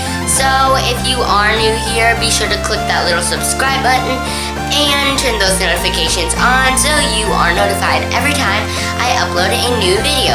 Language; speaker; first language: English; native; English